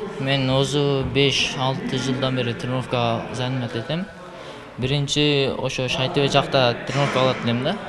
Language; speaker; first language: Kyrgyz; non-native, local second language; Uzbek